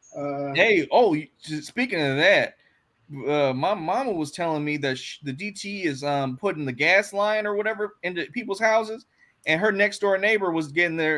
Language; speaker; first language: English; native; English